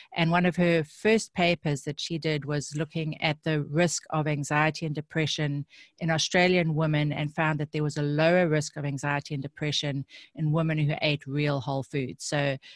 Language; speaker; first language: English; native; English